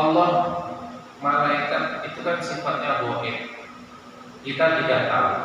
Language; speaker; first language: Indonesian; non-native, local second language; Javanese